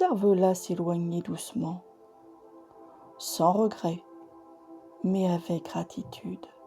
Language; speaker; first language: French; native; French